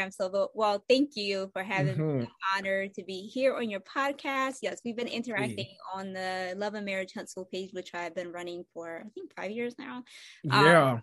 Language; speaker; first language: English; non-native, fluent; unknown